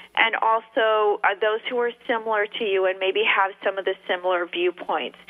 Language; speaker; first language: English; early bilingual, other home language; Spanish